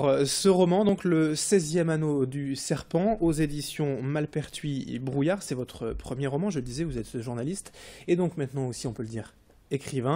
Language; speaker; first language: French; native; French